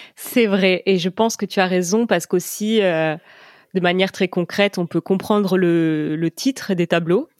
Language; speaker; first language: French; native; French